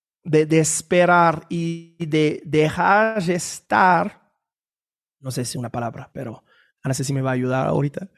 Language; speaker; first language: Spanish; non-native, fluent; French